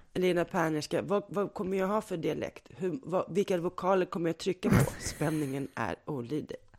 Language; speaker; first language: Swedish; native; Swedish